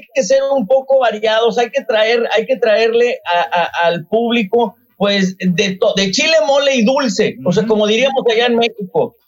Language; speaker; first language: Spanish; native; Spanish